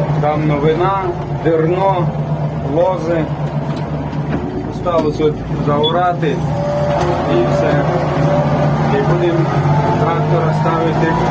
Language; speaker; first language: Ukrainian; native; Ukrainian